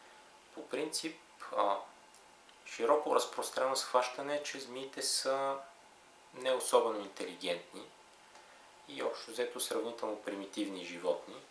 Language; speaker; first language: Bulgarian; native; Bulgarian